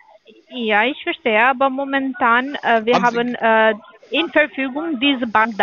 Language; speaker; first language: German; non-native, learner; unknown